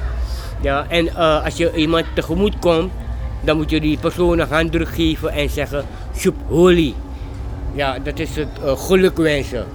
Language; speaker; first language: Dutch; non-native, local second language; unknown